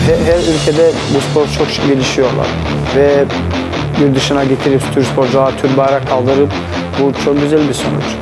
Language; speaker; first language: Turkish; non-native, learner; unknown